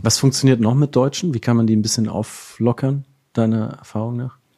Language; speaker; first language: German; native; German